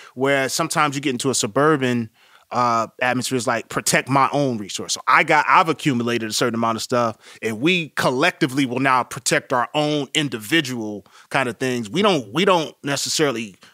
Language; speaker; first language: English; native; English